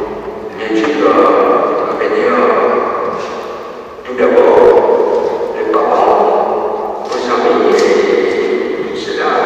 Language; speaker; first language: French; non-native, local second language; Morisyen